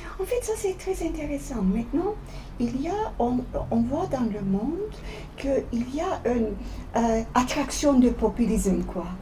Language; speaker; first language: French; non-native, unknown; Turkish